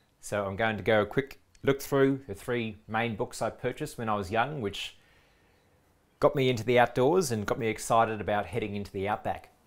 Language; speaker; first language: English; native; English